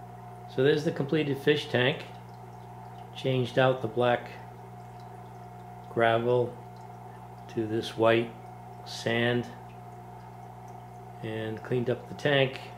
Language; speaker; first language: English; native; English